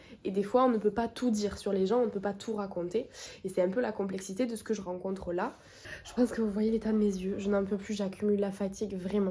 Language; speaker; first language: French; native; French